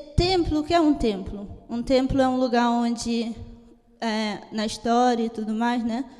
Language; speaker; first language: Portuguese; early bilingual, heritage; Italian